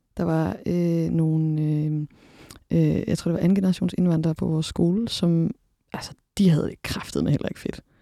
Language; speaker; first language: Danish; native; Danish